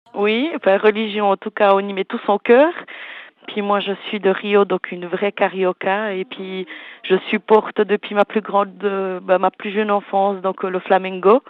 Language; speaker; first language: French; early bilingual, other home language; Portuguese